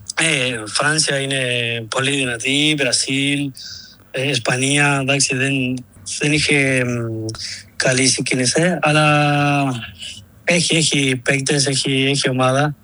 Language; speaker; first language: Greek; non-native, learner; Spanish